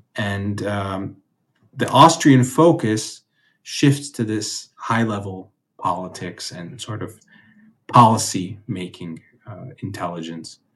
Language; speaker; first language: English; native; English